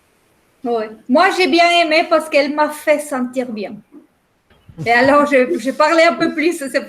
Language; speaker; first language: French; non-native, fluent; Spanish